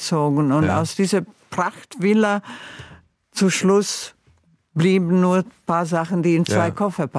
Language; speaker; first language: German; non-native, fluent; Croatian